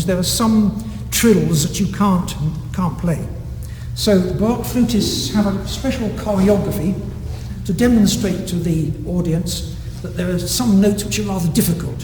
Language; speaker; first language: English; native; English